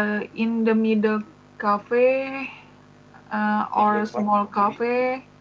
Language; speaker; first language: English; non-native, learner; Indonesian